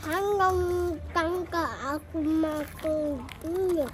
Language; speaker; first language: Indonesian; early bilingual, heritage; Indonesian